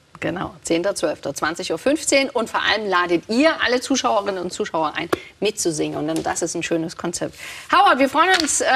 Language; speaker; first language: German; native; German